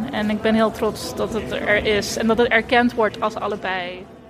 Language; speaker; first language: Dutch; non-native, local second language; Papiamento